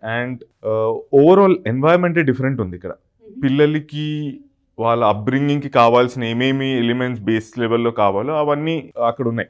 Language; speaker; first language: Telugu; native; Telugu